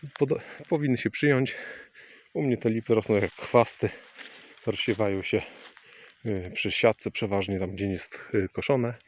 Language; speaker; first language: Polish; native; Polish